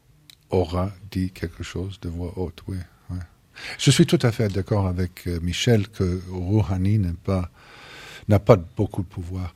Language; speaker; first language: French; non-native, fluent; English